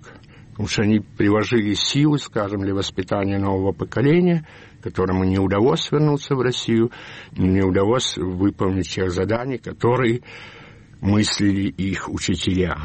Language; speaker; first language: Russian; early bilingual, heritage; Russian